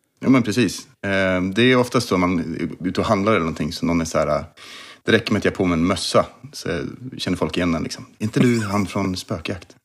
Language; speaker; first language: Swedish; native; Swedish